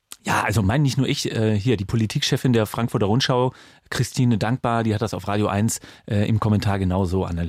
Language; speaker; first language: German; native; German